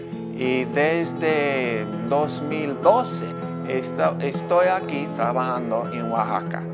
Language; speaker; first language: Spanish; non-native, learner; English